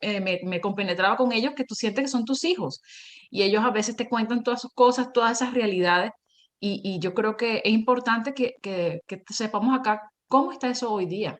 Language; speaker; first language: Spanish; native; Spanish